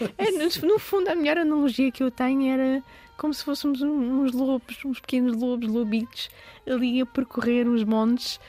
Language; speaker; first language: Portuguese; early bilingual, other home language; Arabic